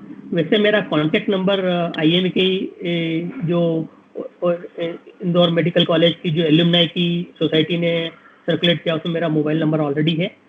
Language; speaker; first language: Hindi; native; Hindi